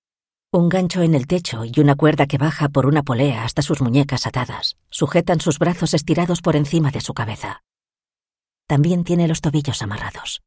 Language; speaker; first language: Spanish; native; Spanish